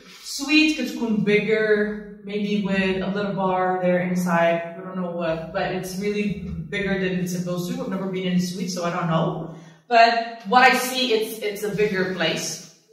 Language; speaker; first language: English; non-native, fluent; Arabic